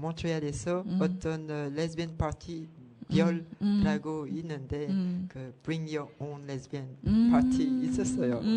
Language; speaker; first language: Korean; non-native, learner; French